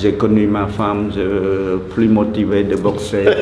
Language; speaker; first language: French; non-native, fluent; Khmer